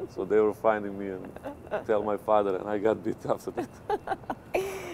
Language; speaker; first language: English; non-native, fluent; Serbian